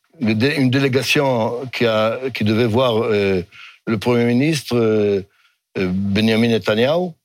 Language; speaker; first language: French; non-native, fluent; Hebrew